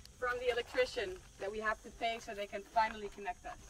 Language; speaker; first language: English; non-native, fluent; Dutch